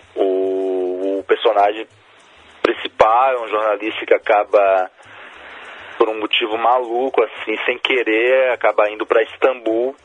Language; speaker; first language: Portuguese; native; Portuguese